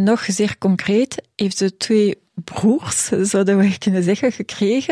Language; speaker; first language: Dutch; non-native, local second language; French